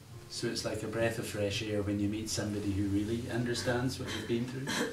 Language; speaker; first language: English; native; English